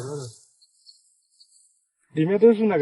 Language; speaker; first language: Chinese; native; Chinese